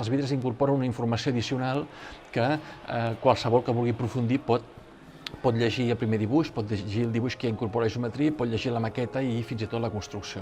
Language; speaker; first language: Catalan; native; Catalan